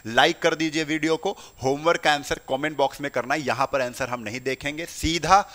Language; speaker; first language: Hindi; native; Hindi